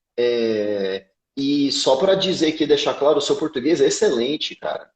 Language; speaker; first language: Portuguese; native; Portuguese